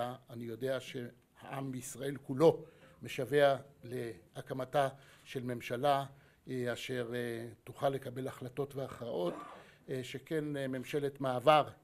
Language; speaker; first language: Hebrew; native; Hebrew